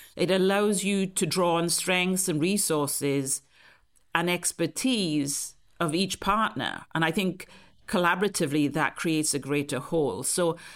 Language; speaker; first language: English; native; English